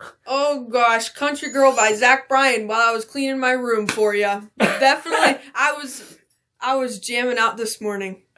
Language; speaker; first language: English; native; English